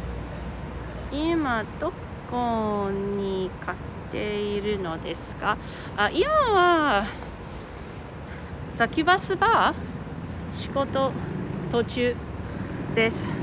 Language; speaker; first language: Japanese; non-native, learner; English